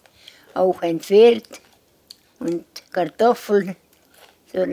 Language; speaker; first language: German; non-native, learner; Estonian